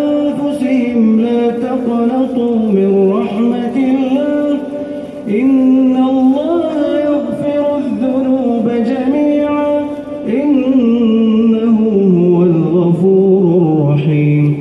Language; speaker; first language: Arabic; native; Arabic